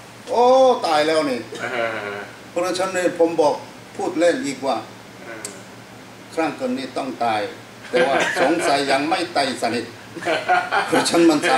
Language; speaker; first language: Thai; non-native, fluent; Korean